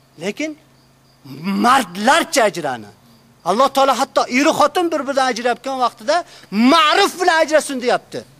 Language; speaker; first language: Uzbek; native; Uzbek